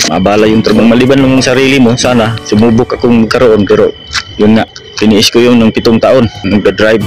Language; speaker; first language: Filipino; non-native, local second language; Cebuano